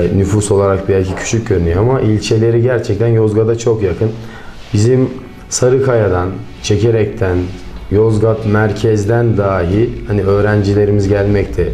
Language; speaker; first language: Turkish; native; Turkish